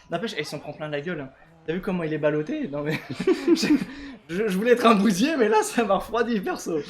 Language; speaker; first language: French; native; French